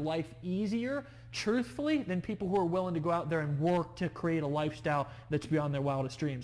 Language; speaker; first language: English; native; English